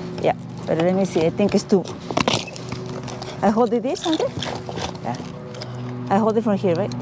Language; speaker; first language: English; non-native, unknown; Spanish